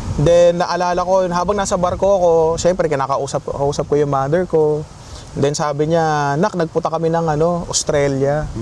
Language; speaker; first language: Filipino; native; Filipino